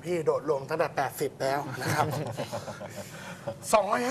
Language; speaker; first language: Thai; native; Thai